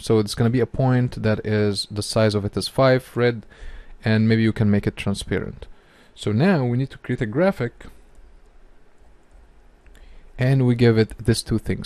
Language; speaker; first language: English; non-native, fluent; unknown